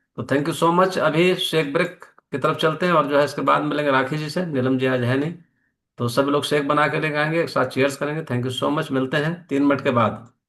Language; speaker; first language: Hindi; native; Hindi